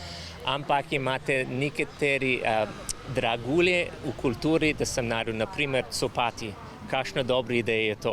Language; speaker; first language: Slovenian; non-native, learner; English